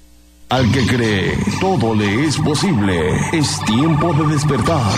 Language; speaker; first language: Spanish; native; Spanish